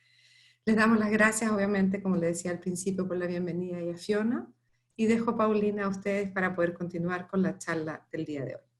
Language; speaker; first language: Spanish; native; Spanish